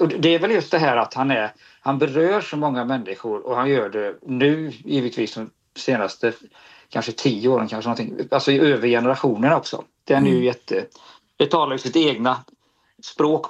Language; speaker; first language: Swedish; native; Swedish